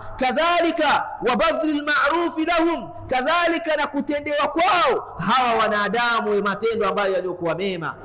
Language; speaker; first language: Swahili; native; Swahili